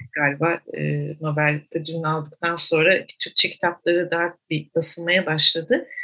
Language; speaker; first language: Turkish; native; Turkish